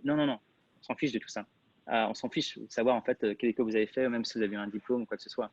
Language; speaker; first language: French; native; French